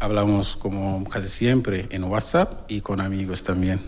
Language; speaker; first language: Spanish; non-native, fluent; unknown